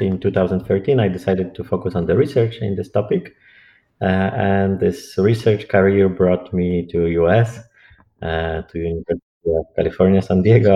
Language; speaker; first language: English; non-native, fluent; Polish